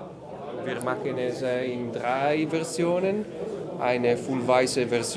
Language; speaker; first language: German; non-native, learner; Italian